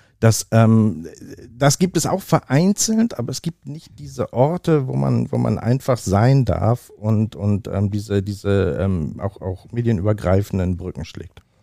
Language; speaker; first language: German; native; German